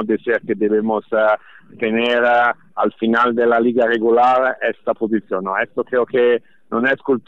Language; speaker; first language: Spanish; non-native, fluent; Italian